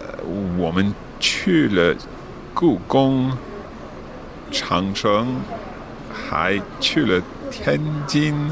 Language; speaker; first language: Chinese; non-native, learner; English